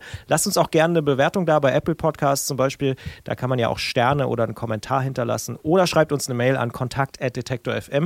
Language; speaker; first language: German; native; German